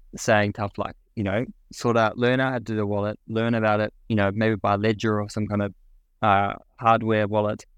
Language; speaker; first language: English; native; English